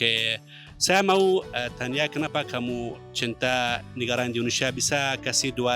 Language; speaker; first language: Indonesian; non-native, fluent; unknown